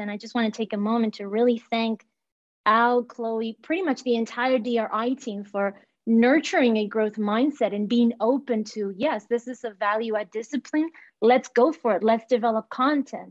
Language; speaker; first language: English; non-native, fluent; Spanish